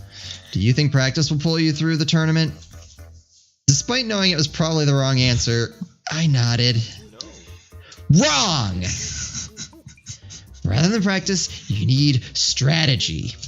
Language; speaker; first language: English; native; English